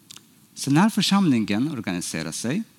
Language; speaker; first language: Swedish; non-native, fluent; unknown